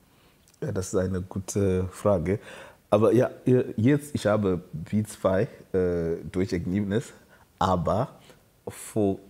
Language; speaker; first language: German; non-native, learner; Shona